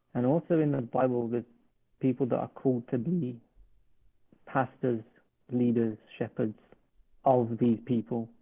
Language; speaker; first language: English; native; English